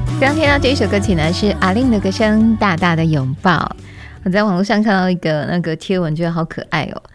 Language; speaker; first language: Chinese; native; Chinese